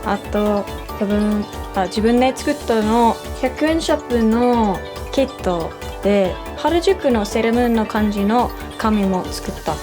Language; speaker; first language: Japanese; non-native, learner; English